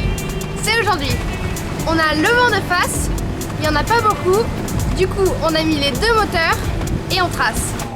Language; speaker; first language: French; native; French